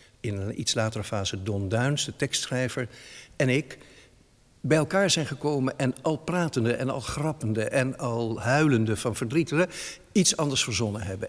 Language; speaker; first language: Dutch; native; Dutch